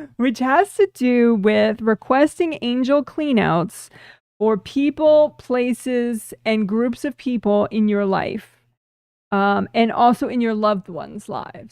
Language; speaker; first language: English; native; English